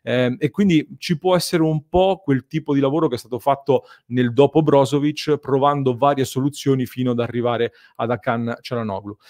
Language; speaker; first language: Italian; native; Italian